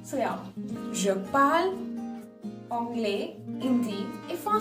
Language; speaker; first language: French; non-native, fluent; Hindi